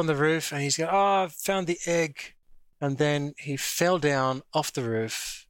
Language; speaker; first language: English; native; English